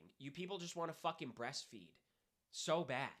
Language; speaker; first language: English; native; English